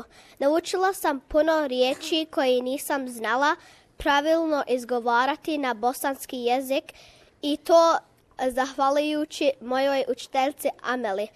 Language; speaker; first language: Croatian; early bilingual, heritage; Bosnian